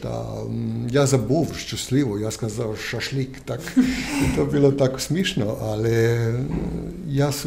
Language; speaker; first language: Ukrainian; non-native, learner; Croatian